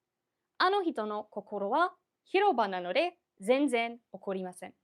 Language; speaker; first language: Japanese; non-native, fluent; English